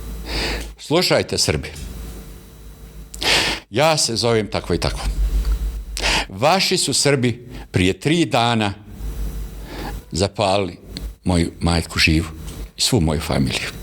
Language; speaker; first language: Bosnian; native; Bosnian